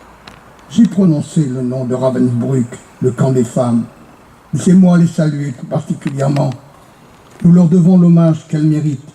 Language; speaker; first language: French; native; French